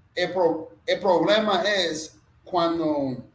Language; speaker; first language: Spanish; non-native, fluent; English